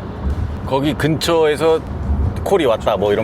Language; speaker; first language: Korean; native; Korean